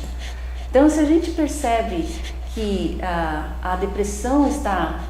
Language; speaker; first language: Portuguese; native; Portuguese